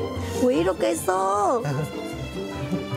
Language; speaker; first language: Korean; non-native, fluent; Vietnamese